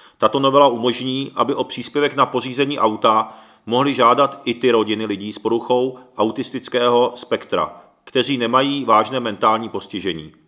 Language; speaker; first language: Czech; early bilingual, other home language; Japanese